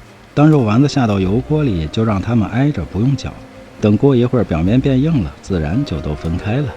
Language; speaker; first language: Chinese; native; Chinese